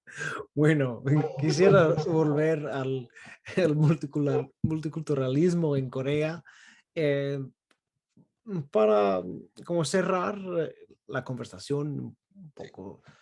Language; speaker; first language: Spanish; non-native, fluent; English